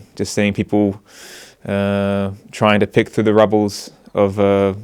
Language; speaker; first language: English; native; English